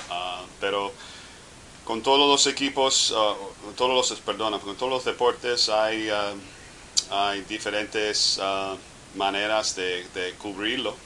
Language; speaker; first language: Spanish; non-native, fluent; English